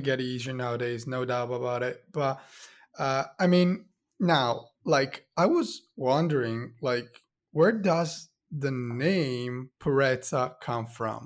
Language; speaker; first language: English; non-native, fluent; Italian